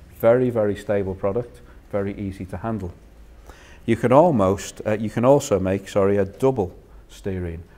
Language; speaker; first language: English; native; English